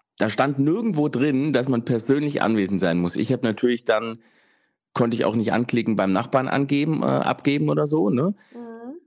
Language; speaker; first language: German; early bilingual, other home language; Italian